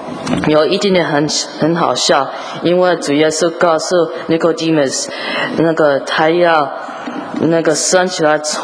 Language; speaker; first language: Chinese; early bilingual, heritage; English